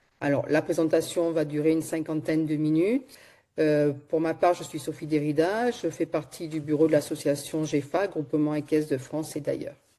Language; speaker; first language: French; native; French